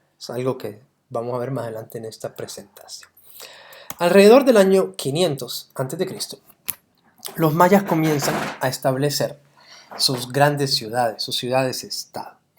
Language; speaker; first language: Spanish; native; Spanish